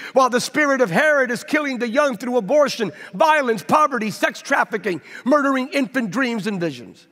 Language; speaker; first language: English; native; English